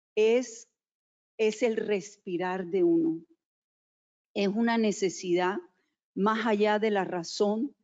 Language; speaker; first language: Spanish; native; Spanish